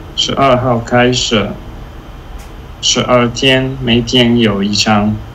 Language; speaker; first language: Chinese; non-native, learner; Italian